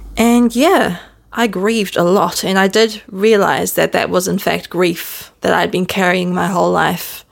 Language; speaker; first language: English; native; English